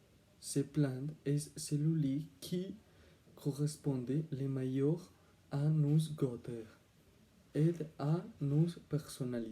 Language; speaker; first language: French; non-native, learner; Spanish